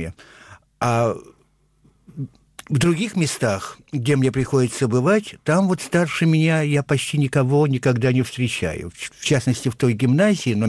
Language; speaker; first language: Russian; native; Russian